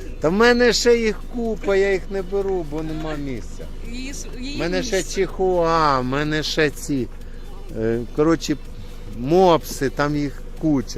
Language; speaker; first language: Ukrainian; native; Ukrainian